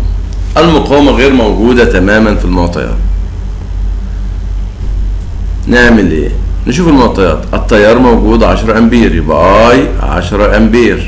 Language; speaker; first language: Arabic; native; Arabic